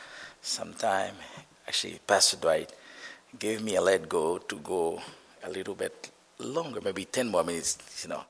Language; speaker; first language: English; non-native, fluent; Haitian Creole